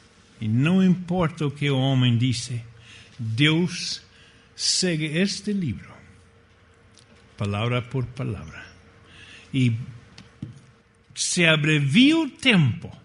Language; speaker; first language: Portuguese; non-native, fluent; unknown